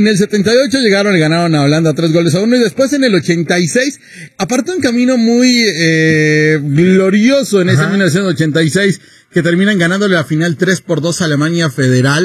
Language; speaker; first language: Spanish; native; Spanish